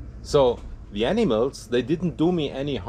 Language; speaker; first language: English; non-native, fluent; German